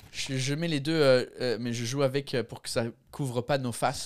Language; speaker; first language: French; non-native, fluent; English